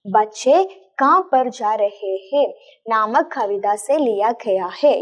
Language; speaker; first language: Hindi; non-native, local second language; Malayalam